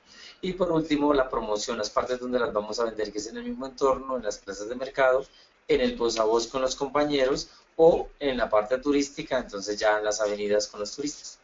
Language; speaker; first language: Spanish; native; Spanish